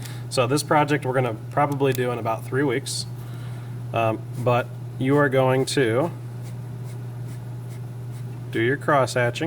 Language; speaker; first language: English; native; English